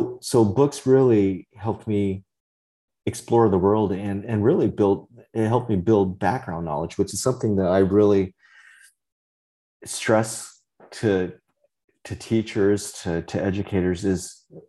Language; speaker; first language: English; early bilingual, other home language; Vietnamese